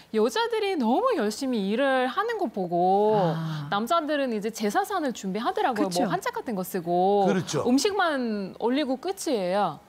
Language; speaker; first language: Korean; non-native, fluent; Russian